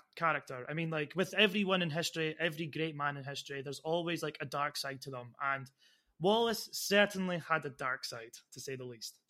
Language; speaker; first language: English; native; English